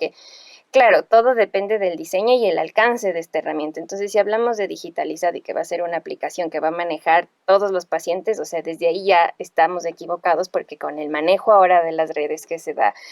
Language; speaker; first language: Spanish; native; Spanish